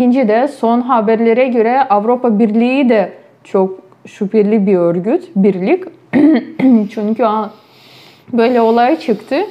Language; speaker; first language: Turkish; non-native, fluent; Ukrainian